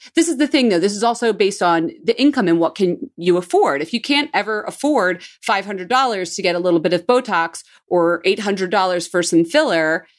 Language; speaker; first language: English; native; English